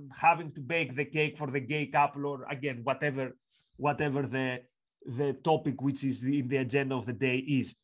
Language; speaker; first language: English; non-native, fluent; Greek